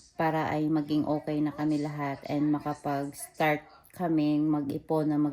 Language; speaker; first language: Filipino; non-native, local second language; Cebuano